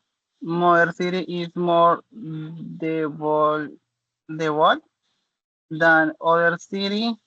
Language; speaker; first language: English; non-native, learner; Spanish